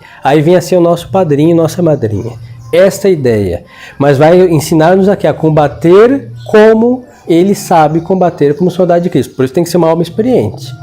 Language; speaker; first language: Portuguese; non-native, fluent; Spanish